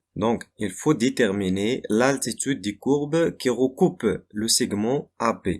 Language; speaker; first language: French; non-native, local second language; Arabic